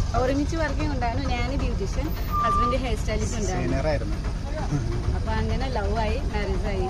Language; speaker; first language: Malayalam; non-native, learner; Nepali